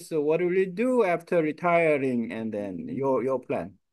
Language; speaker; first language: English; non-native, learner; Korean